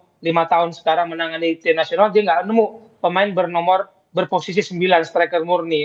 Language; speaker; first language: Indonesian; native; Indonesian